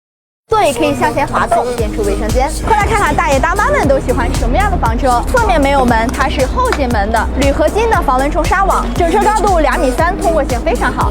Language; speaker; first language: Chinese; native; Chinese